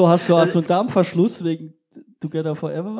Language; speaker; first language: German; native; German